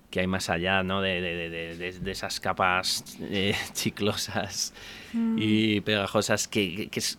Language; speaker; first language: Spanish; native; Spanish